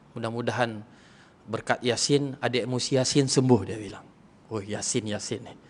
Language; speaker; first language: Malay; non-native, local second language; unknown